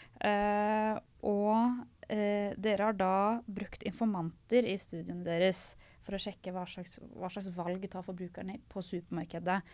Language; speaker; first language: Norwegian; native; Norwegian